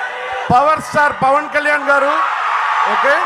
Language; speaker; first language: Telugu; non-native, learner; Tamil